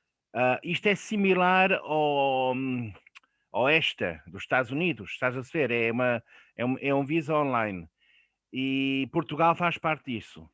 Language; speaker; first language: Portuguese; non-native, fluent; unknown